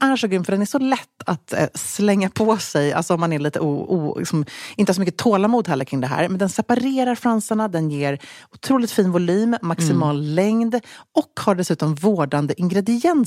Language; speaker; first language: Swedish; native; Swedish